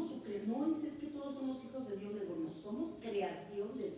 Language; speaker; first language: Spanish; native; Spanish